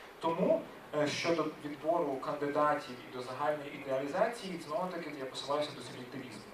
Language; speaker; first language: Ukrainian; native; Ukrainian